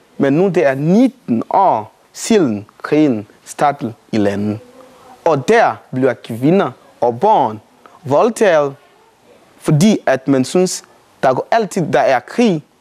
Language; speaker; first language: Danish; non-native, fluent; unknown